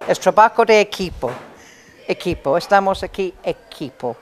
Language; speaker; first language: Spanish; non-native, fluent; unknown